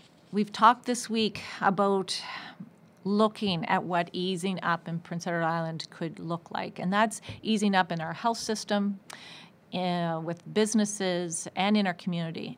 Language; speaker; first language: English; native; English